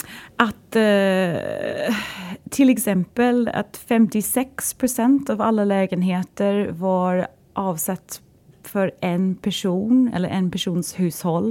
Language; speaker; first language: Swedish; non-native, fluent; English